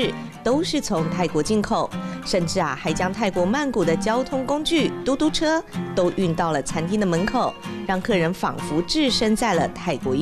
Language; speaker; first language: Chinese; native; Chinese